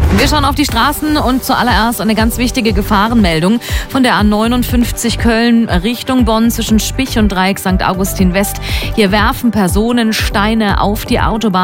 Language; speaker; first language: German; native; German